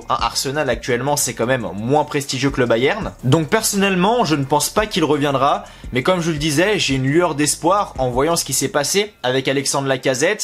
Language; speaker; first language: French; native; French